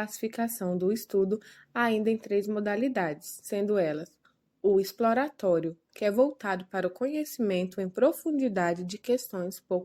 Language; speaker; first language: Portuguese; native; Portuguese